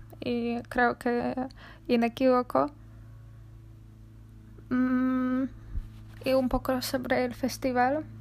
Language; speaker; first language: Spanish; non-native, fluent; Polish